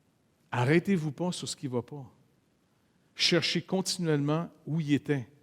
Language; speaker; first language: French; native; French